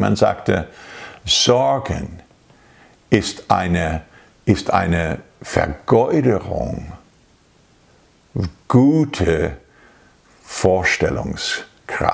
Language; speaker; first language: German; non-native, fluent; English